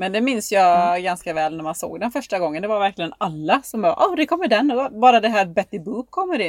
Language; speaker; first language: Swedish; native; Swedish